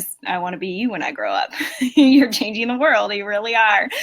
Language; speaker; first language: English; native; English